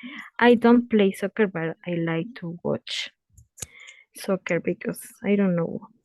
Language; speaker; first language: English; non-native, learner; Spanish